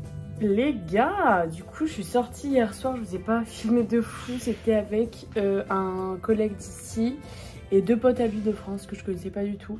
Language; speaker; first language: French; native; French